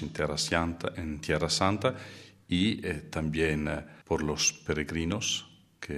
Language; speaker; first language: Spanish; non-native, fluent; Italian